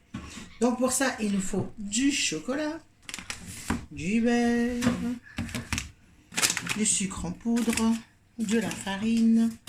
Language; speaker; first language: French; native; French